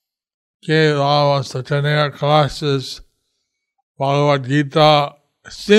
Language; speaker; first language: Spanish; non-native, learner; English